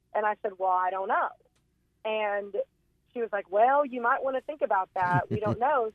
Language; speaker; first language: English; native; English